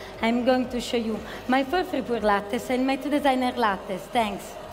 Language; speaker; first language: English; non-native, learner; Italian